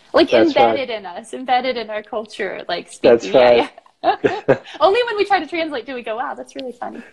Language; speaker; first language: English; native; English